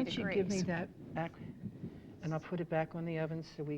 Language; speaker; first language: English; native; English